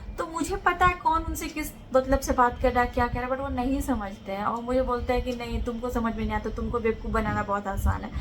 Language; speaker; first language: Hindi; native; Hindi